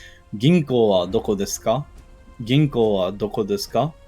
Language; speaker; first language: Japanese; non-native, learner; English